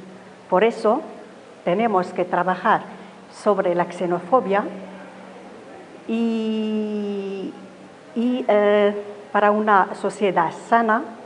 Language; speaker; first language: Spanish; non-native, learner; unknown